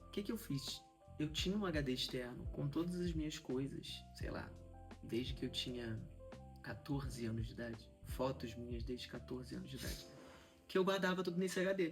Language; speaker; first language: Portuguese; native; Portuguese